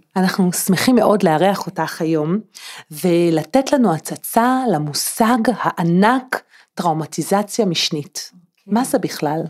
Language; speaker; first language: Hebrew; native; Hebrew